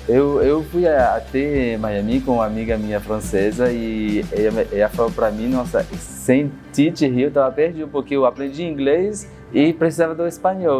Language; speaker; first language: Portuguese; non-native, fluent; French